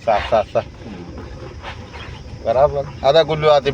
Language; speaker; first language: Arabic; non-native, learner; Malayalam